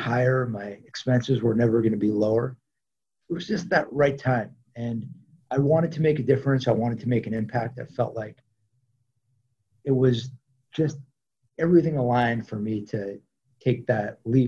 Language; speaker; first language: English; native; English